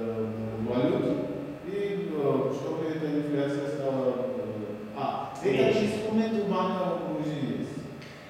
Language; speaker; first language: Russian; non-native, fluent; Georgian